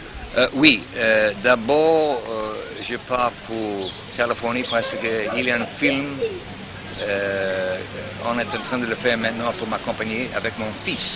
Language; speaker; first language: French; non-native, fluent; English